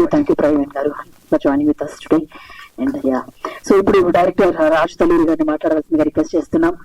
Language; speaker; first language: Telugu; native; Telugu